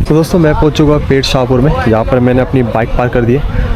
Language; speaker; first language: Hindi; non-native, local second language; Marathi